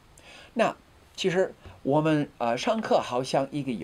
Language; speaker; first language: Chinese; non-native, fluent; English